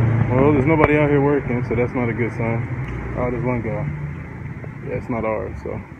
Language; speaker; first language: English; native; English